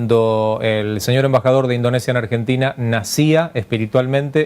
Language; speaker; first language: Spanish; native; Spanish